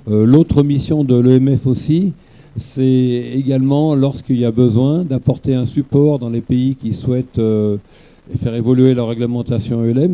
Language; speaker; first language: French; native; French